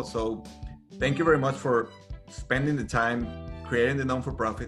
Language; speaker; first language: English; non-native, fluent; Spanish